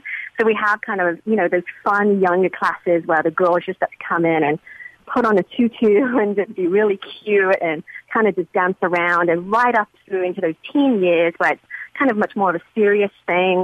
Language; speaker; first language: English; native; English